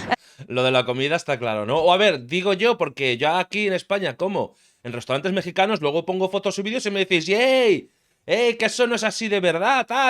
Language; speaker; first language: Spanish; native; Spanish